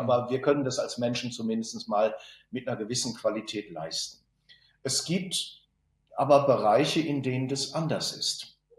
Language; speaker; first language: German; native; German